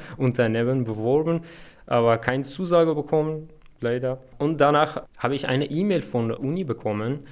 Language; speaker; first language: German; non-native, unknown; Persian